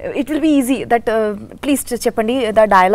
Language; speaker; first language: Telugu; non-native, learner; Bangla